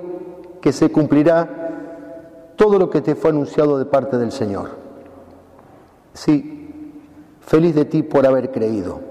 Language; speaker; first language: Spanish; native; Spanish